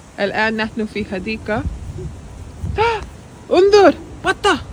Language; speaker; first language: Arabic; non-native, learner; English